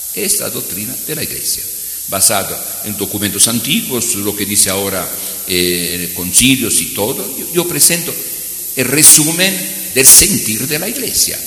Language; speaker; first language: Spanish; non-native, fluent; Italian